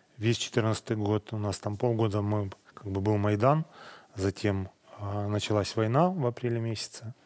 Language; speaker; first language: Russian; native; Russian